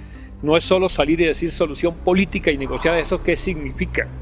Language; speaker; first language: Spanish; native; Spanish